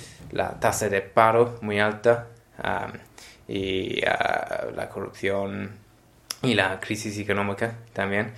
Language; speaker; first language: Spanish; non-native, learner; English